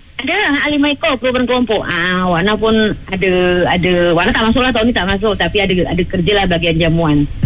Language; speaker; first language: Malay; non-native, local second language; Javanese